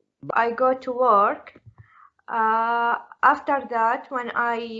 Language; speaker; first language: English; non-native, learner; Arabic